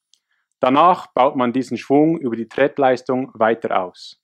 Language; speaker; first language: German; non-native, fluent; English